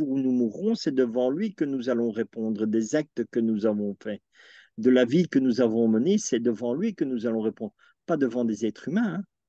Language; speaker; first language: French; native; French